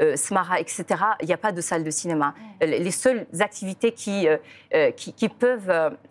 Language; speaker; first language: French; non-native, local second language; Arabic